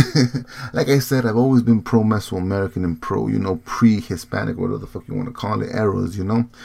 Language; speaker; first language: English; early bilingual, heritage; Spanish